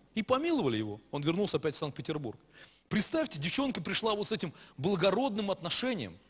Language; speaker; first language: Russian; native; Russian